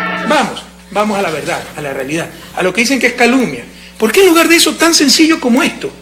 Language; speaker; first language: Spanish; native; Spanish